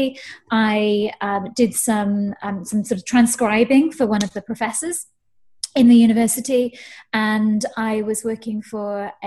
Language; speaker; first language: English; native; English